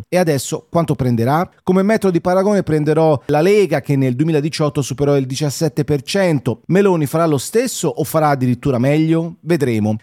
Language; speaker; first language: Italian; native; Italian